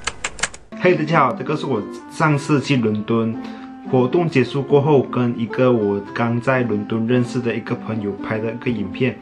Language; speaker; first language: Chinese; early bilingual, heritage; Chinese